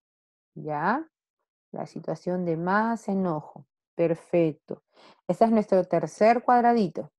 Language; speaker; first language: Spanish; native; Spanish